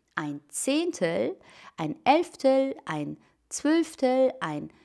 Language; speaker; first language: German; non-native, fluent; Persian